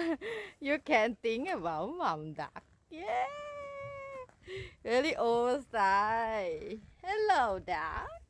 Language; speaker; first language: English; non-native, learner; Thai